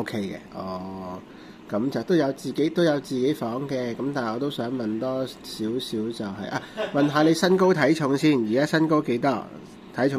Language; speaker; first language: Cantonese; native; Cantonese